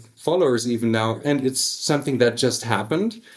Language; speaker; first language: English; early bilingual, other home language; German